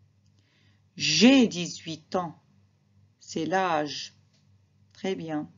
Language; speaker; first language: French; non-native, fluent; Arabic